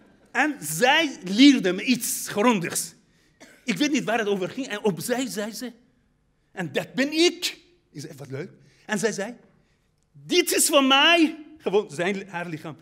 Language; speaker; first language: Dutch; non-native, fluent; Persian